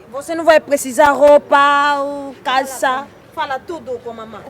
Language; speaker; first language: Portuguese; non-native, learner; Lingala